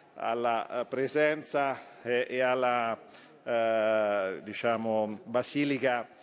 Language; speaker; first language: Italian; native; Italian